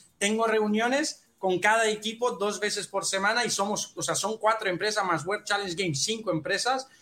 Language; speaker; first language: Spanish; non-native, fluent; Romanian